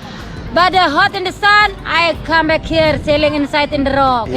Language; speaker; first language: English; non-native, learner; Sasak